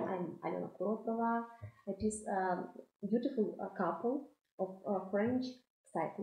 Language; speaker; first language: English; non-native, fluent; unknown